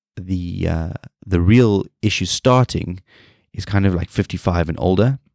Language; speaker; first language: English; native; English